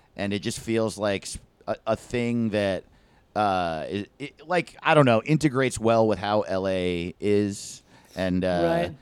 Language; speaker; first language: English; native; English